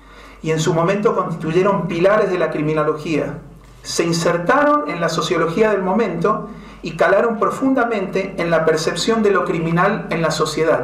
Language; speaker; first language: Spanish; native; Spanish